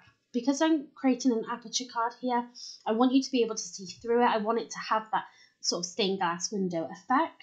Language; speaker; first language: English; native; English